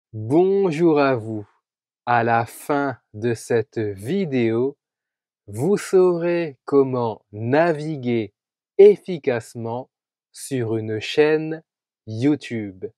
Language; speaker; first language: French; native; French